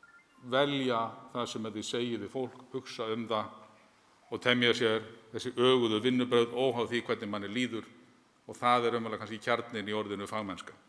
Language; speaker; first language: Icelandic; native; Icelandic